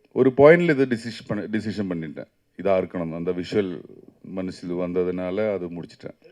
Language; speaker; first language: Tamil; non-native, learner; Malayalam